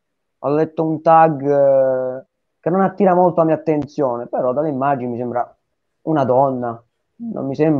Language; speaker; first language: Italian; native; Italian